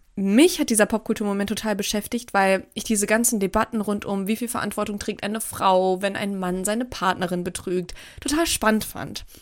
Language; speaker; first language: German; early bilingual, other home language; Turkish